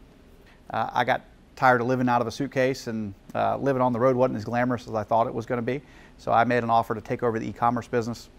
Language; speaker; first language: English; native; English